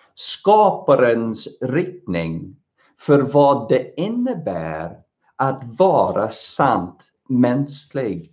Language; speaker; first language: Swedish; non-native, fluent; English